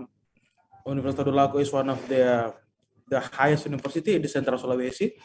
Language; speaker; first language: English; non-native, fluent; Indonesian